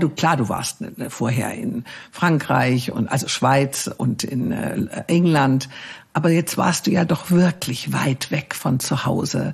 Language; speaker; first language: German; native; German